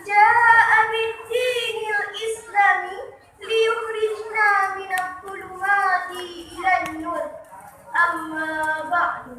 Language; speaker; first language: Arabic; non-native, learner; Achinese